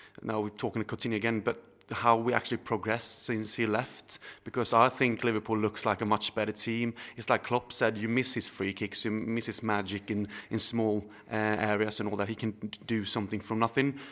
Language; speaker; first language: English; non-native, fluent; Swedish